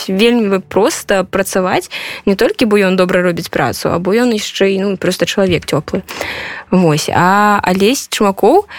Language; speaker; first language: Belarusian; non-native, local second language; Russian